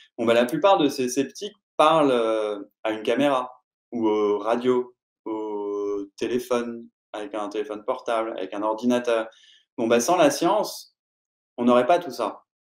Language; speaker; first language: French; native; French